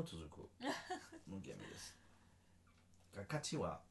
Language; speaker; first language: Japanese; non-native, learner; French